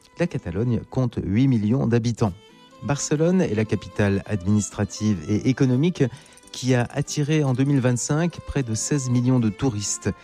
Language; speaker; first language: French; native; French